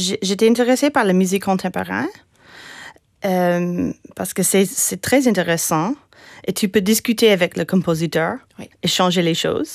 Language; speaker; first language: French; non-native, fluent; English